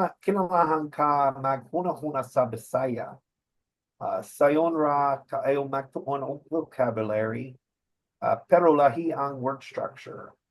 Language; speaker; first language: Cebuano; non-native, learner; English